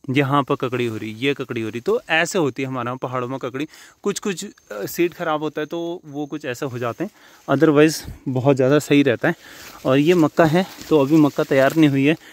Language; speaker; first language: Hindi; native; Hindi